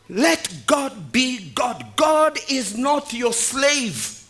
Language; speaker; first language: English; non-native, local second language; Swahili